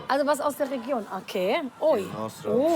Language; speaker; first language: German; native; German